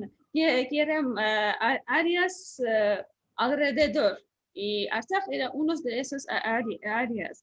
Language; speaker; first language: Spanish; non-native, fluent; Armenian